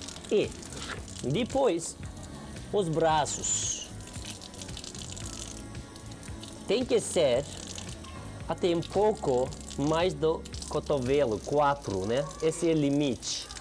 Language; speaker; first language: Portuguese; non-native, learner; Turkish